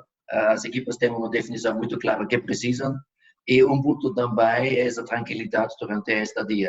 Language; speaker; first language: Portuguese; non-native, fluent; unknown